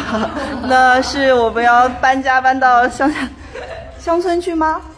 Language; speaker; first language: Chinese; native; Chinese